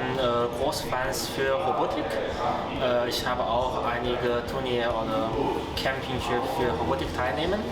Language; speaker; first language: German; non-native, learner; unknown